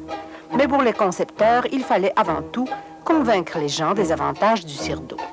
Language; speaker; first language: French; native; French